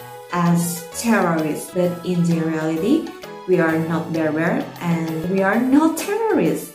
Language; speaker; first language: English; non-native, learner; Indonesian